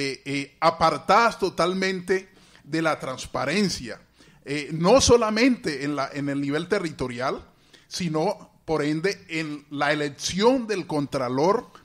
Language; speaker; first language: Spanish; native; Spanish